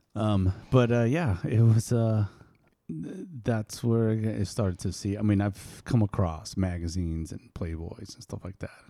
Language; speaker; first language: English; native; English